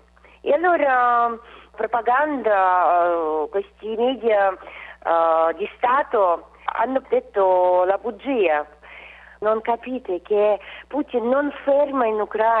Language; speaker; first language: Italian; non-native, fluent; Russian